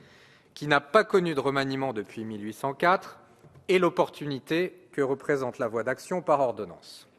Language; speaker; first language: French; native; French